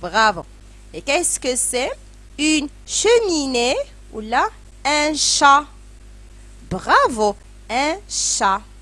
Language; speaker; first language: French; non-native, local second language; Arabic